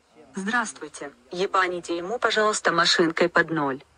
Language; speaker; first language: Russian; native; Russian